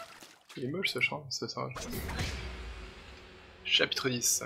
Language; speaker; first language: French; native; French